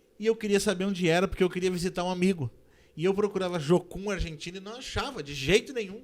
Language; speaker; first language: Portuguese; native; Portuguese